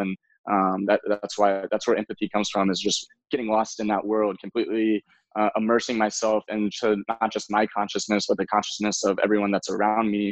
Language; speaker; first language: English; native; English